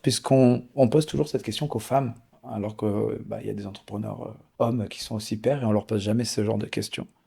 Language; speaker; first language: French; native; French